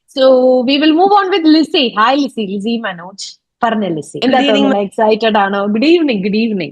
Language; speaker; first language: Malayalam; native; Malayalam